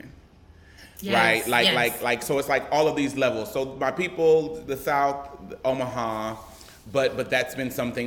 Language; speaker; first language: English; native; English